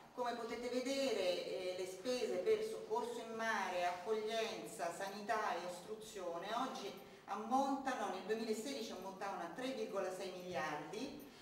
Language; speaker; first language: Italian; native; Italian